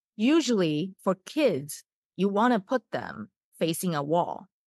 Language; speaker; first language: English; non-native, fluent; Chinese